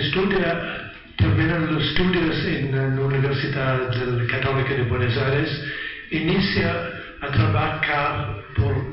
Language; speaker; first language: Spanish; non-native, learner; Italian